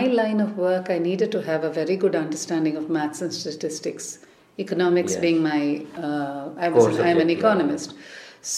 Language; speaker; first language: English; non-native, local second language; Tamil